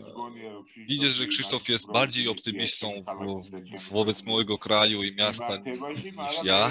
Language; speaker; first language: Polish; non-native, fluent; Georgian